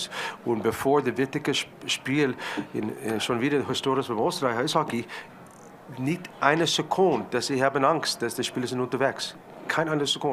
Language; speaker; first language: German; non-native, learner; English